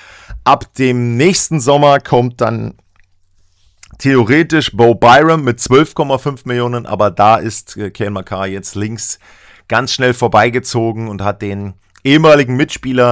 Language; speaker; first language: German; native; German